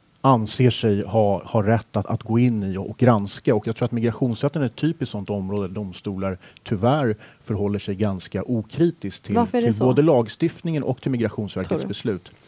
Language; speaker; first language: Swedish; native; Swedish